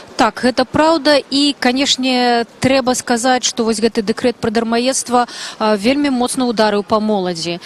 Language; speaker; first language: Belarusian; native; Belarusian